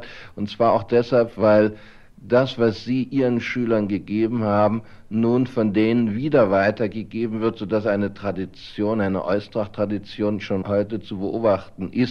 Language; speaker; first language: German; native; German